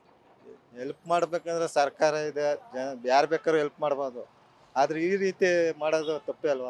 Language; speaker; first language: Kannada; native; Kannada